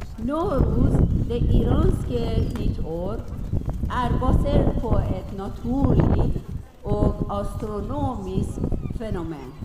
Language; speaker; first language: Norwegian; non-native, fluent; Persian